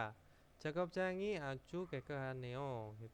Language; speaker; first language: Korean; non-native, learner; Indonesian